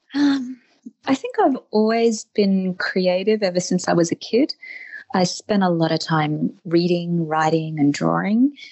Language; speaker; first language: English; native; English